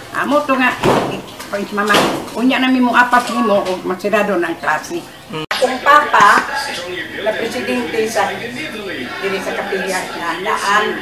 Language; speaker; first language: Cebuano; native; Cebuano